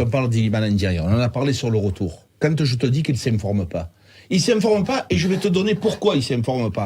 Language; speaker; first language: French; native; French